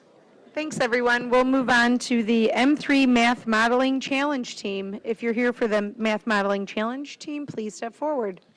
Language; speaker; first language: English; native; English